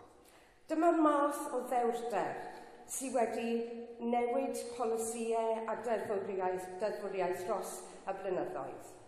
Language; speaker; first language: Welsh; non-native, local second language; English